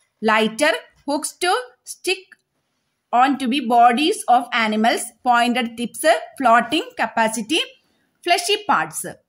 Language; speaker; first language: English; non-native, local second language; Malayalam